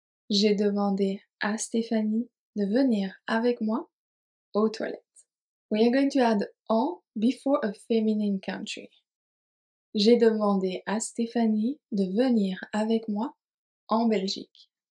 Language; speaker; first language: French; native; French